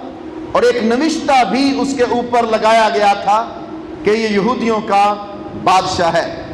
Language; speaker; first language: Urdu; non-native, local second language; Punjabi